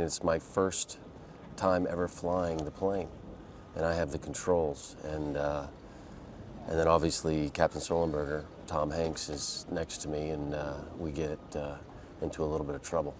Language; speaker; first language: English; native; English